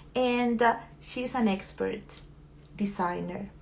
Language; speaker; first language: English; non-native, fluent; Spanish